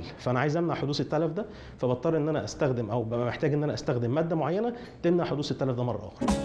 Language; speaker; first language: Arabic; native; Arabic